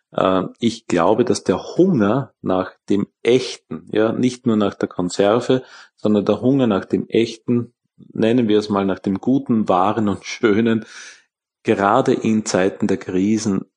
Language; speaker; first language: German; native; German